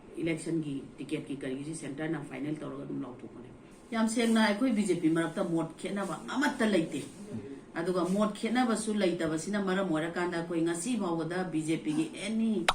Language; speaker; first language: Manipuri; native; Manipuri